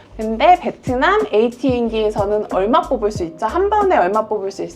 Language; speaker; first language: Korean; native; Korean